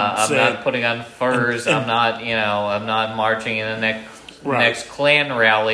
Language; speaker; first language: English; native; English